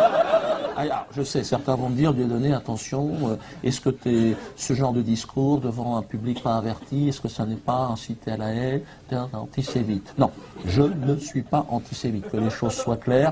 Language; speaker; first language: French; native; French